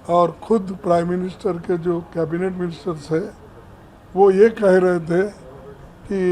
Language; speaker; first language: Hindi; non-native, local second language; Kannada